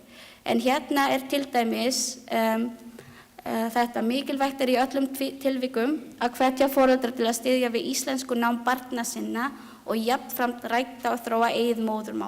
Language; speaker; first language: Icelandic; non-native, learner; Filipino